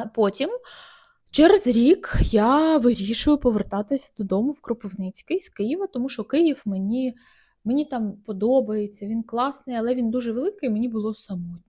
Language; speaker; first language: Ukrainian; native; Ukrainian